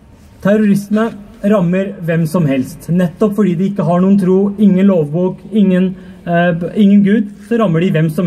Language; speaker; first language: Norwegian; early bilingual, other home language; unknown